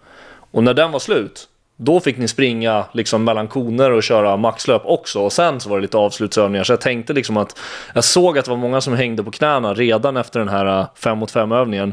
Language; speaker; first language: Swedish; native; Swedish